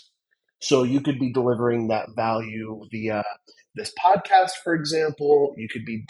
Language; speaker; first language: English; native; English